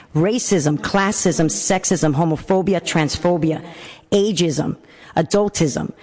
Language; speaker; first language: English; native; English